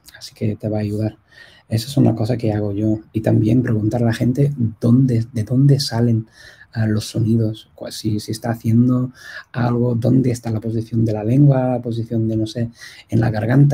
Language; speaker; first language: Spanish; non-native, fluent; English